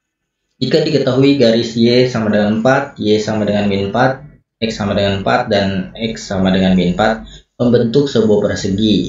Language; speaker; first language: Indonesian; native; Indonesian